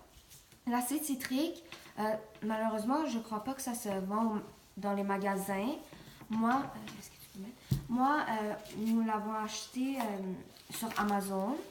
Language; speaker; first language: French; non-native, local second language; English